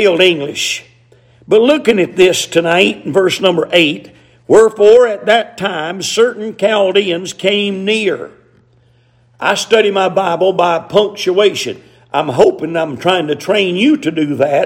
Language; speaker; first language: English; native; English